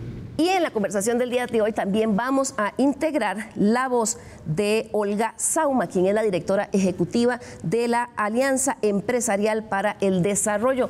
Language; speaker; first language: Spanish; native; Spanish